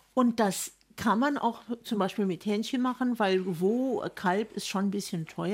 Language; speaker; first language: German; native; German